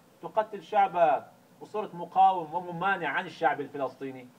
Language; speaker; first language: Arabic; native; Arabic